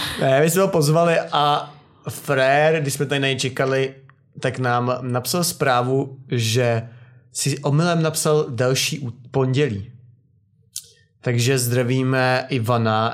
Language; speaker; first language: Czech; native; Czech